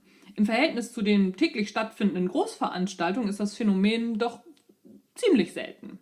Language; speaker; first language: German; native; German